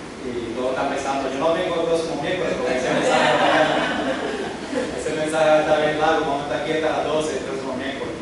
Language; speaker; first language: Spanish; early bilingual, heritage; English